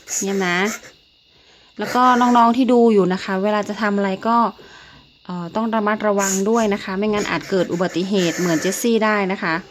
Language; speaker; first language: Thai; native; Thai